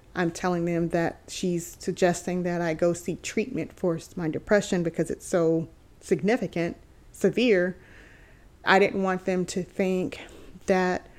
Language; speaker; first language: English; native; English